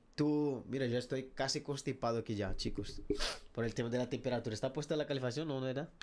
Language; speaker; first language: Spanish; non-native, fluent; Portuguese